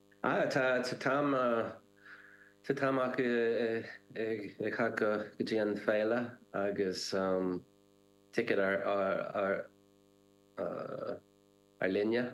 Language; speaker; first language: Irish; non-native, learner; English